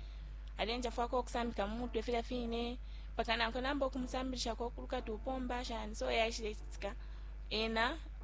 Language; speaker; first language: English; non-native, local second language; Bemba